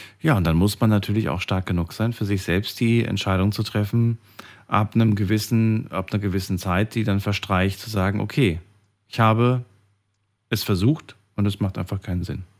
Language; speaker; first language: German; native; German